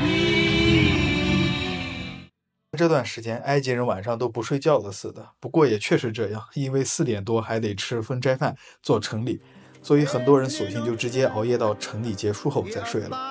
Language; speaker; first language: Chinese; native; Chinese